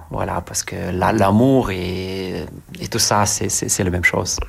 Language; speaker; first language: French; non-native, learner; Lithuanian